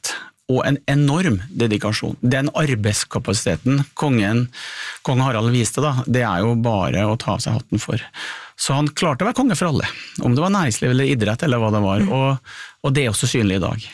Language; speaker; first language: Norwegian; native; Norwegian